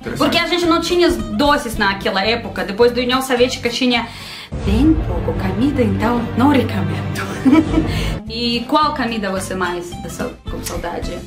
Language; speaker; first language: Portuguese; non-native, learner; Russian